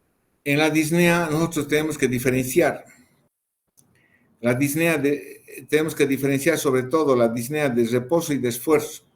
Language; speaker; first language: Spanish; native; Spanish